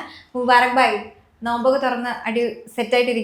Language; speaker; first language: Malayalam; native; Malayalam